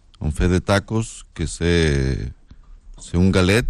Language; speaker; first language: French; non-native, learner; Spanish